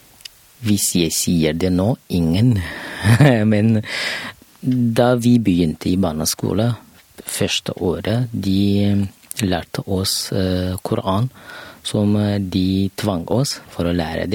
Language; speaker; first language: Norwegian; non-native, learner; Kurdish